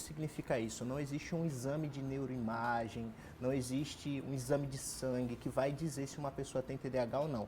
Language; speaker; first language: Portuguese; native; Portuguese